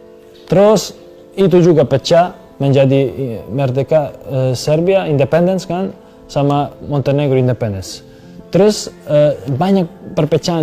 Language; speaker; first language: Indonesian; non-native, fluent; Serbian